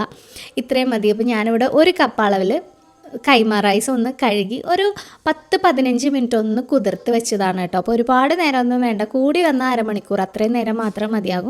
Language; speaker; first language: Malayalam; native; Malayalam